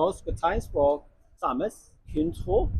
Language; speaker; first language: Norwegian; non-native, learner; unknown